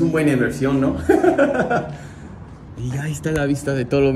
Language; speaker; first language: Spanish; non-native, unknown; English